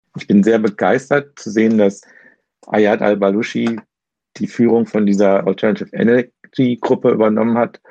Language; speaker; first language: German; native; German